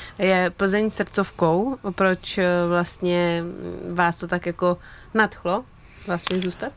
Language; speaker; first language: Czech; native; Czech